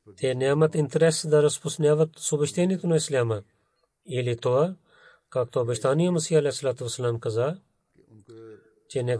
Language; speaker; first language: Bulgarian; non-native, learner; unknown